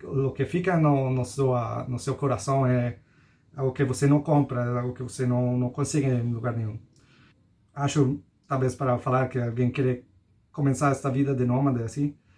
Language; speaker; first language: Portuguese; non-native, fluent; Spanish